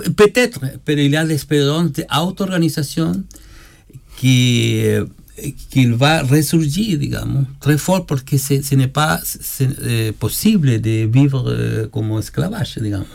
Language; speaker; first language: French; non-native, learner; Spanish